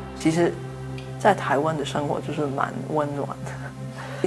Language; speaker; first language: Chinese; early bilingual, heritage; Chinese